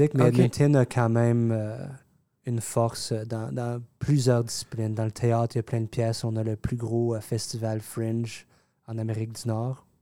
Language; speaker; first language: French; native; French